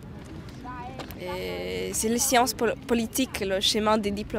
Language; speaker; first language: French; non-native, fluent; Latvian